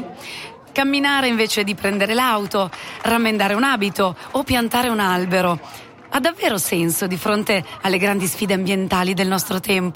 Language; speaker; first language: Italian; native; Italian